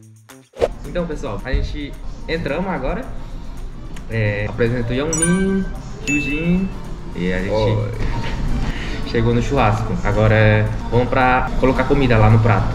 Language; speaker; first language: Portuguese; non-native, fluent; Korean